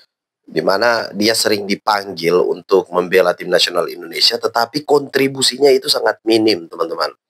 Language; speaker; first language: Indonesian; native; Indonesian